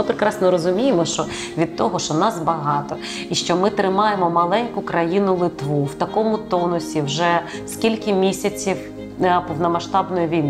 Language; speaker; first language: Ukrainian; native; Ukrainian